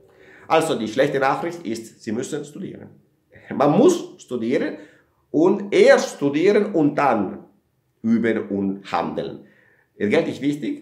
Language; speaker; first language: German; non-native, fluent; Italian